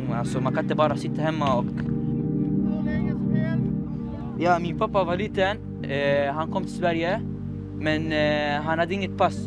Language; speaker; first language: Swedish; early bilingual, other home language; Arabic